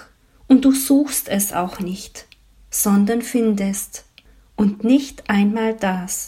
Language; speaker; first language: German; native; German